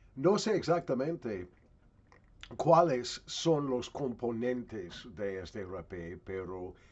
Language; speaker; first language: Spanish; non-native, learner; English